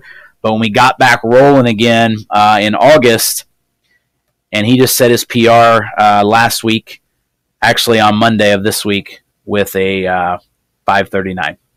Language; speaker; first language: English; native; English